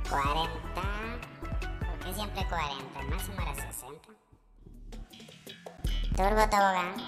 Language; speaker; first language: Spanish; native; Spanish